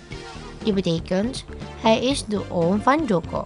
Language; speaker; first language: Dutch; non-native, learner; Indonesian